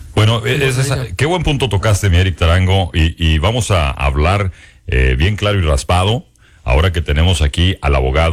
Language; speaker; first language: Spanish; native; Spanish